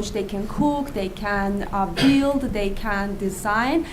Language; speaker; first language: English; non-native, fluent; Azerbaijani